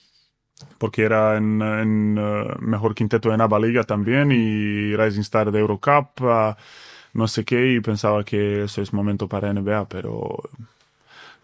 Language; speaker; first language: Spanish; non-native, fluent; Bosnian